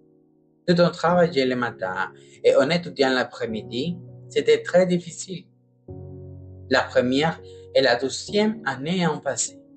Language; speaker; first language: French; non-native, learner; Spanish